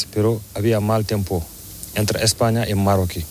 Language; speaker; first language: Spanish; non-native, learner; Fula